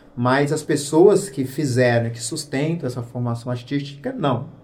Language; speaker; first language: Portuguese; native; Portuguese